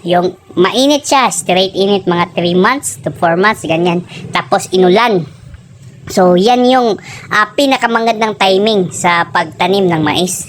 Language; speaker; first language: Filipino; native; Filipino